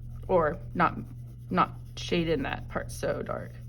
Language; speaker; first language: English; native; English